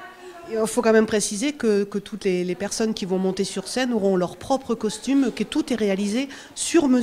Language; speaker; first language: French; native; French